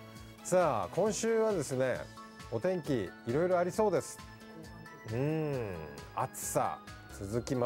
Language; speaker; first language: Japanese; native; Japanese